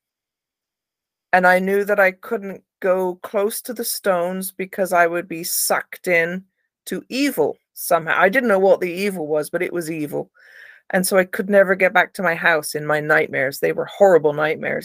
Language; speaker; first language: English; native; English